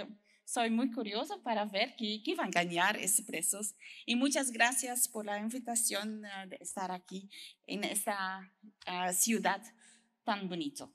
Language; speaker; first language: Spanish; non-native, learner; French